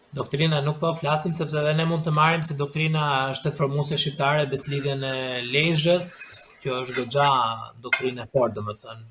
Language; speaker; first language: Albanian; native; Albanian